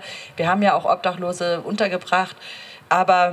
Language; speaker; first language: German; native; German